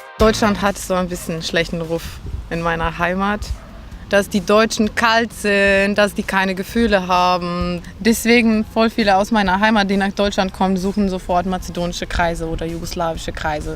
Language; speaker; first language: German; non-native, fluent; Macedonian